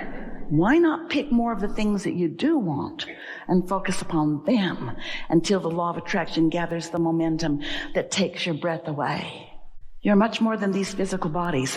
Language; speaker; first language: English; native; English